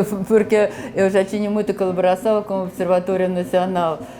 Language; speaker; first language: Portuguese; non-native, fluent; Russian